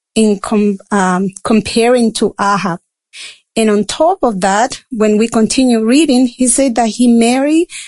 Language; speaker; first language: English; non-native, fluent; Spanish